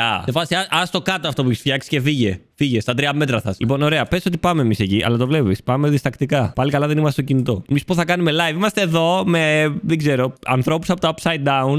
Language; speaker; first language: Greek; native; Greek